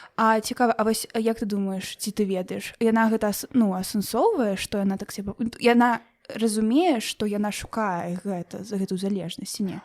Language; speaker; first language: Belarusian; non-native, local second language; Russian